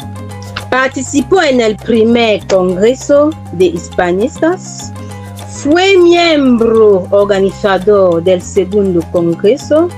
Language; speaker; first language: Spanish; non-native, fluent; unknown